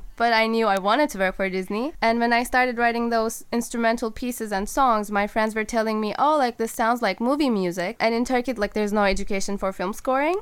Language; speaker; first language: English; non-native, fluent; Turkish